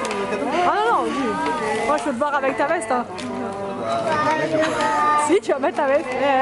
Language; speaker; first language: French; native; French